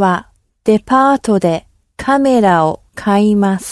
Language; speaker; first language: Japanese; non-native, learner; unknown